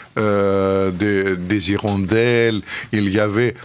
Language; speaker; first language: French; non-native, fluent; Russian